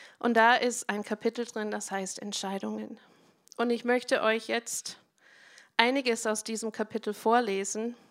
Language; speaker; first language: German; non-native, fluent; English